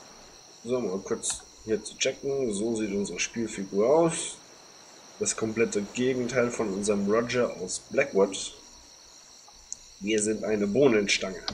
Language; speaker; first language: German; native; German